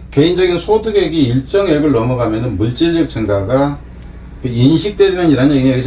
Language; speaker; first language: Korean; native; Korean